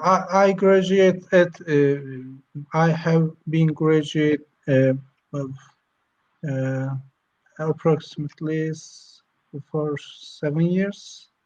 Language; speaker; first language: English; non-native, learner; Turkish